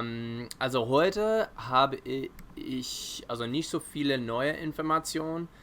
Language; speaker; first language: German; non-native, fluent; English